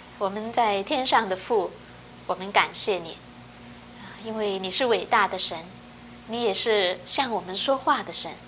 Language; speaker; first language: Chinese; non-native, local second language; Cantonese